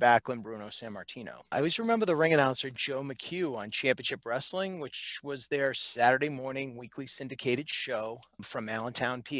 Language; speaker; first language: English; native; English